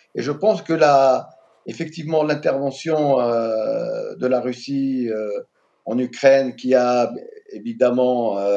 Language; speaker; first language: French; non-native, local second language; Arabic